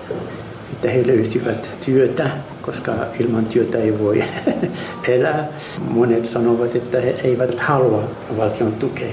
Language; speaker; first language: Finnish; non-native, learner; Arabic